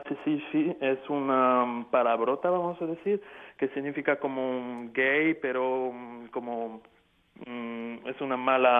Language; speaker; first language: Spanish; non-native, fluent; French